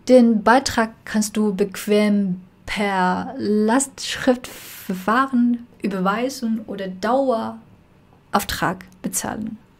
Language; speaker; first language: German; non-native, fluent; Chinese